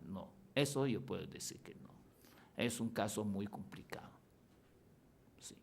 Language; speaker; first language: Spanish; non-native, fluent; Chinese